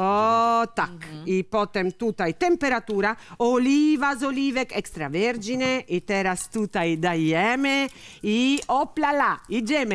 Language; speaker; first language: Polish; non-native, learner; Italian